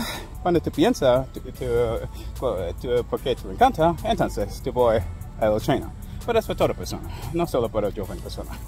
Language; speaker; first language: Spanish; non-native, learner; English